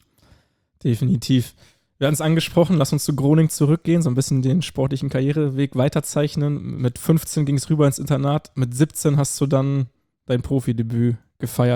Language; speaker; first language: German; native; German